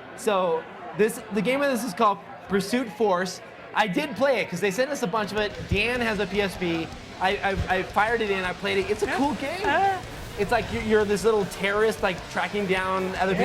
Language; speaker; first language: English; native; English